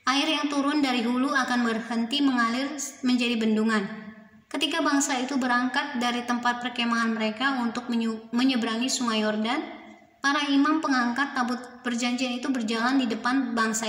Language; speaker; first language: Indonesian; native; Indonesian